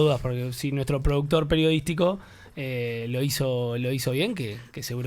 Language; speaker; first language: Spanish; native; Spanish